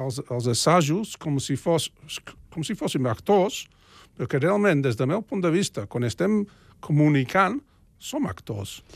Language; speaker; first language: Catalan; non-native, fluent; English